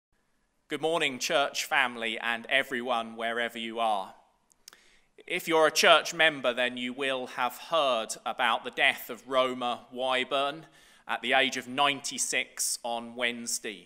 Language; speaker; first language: English; native; English